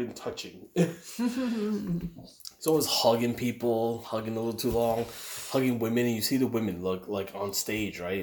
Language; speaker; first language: English; native; English